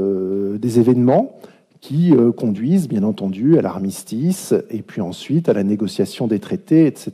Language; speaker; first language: French; native; French